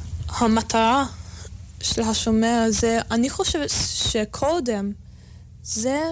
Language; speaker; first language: Hebrew; non-native, fluent; English